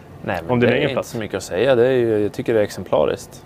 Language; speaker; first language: Swedish; native; Swedish